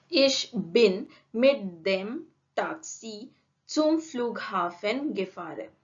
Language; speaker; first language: German; non-native, learner; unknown